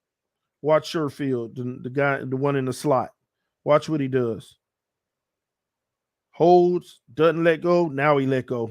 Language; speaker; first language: English; native; English